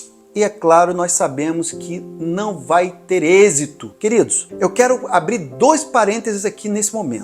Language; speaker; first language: Portuguese; native; Portuguese